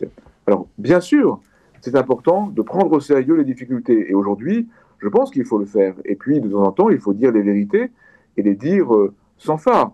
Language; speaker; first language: French; native; French